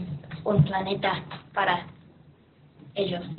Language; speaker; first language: Spanish; non-native, learner; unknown